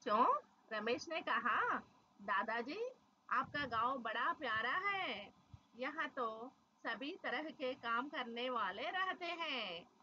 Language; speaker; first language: Hindi; non-native, local second language; Telugu